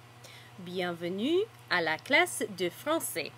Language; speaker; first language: French; non-native, fluent; English